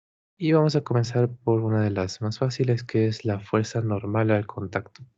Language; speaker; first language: Spanish; native; Spanish